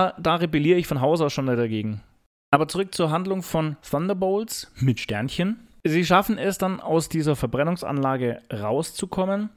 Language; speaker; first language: German; native; German